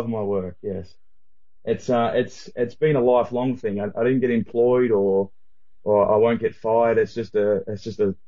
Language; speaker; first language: English; native; English